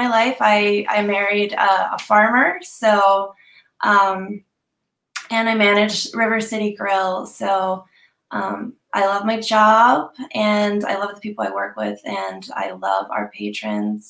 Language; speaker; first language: English; native; English